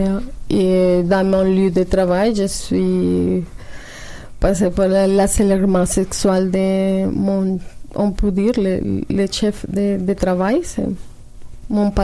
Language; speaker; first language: French; non-native, learner; Spanish